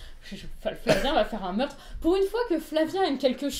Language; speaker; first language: French; native; French